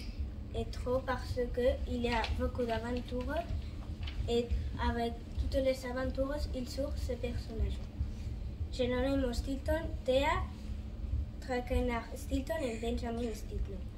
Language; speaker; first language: French; non-native, learner; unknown